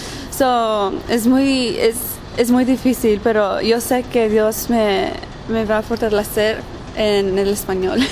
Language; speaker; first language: Spanish; early bilingual, heritage; Spanish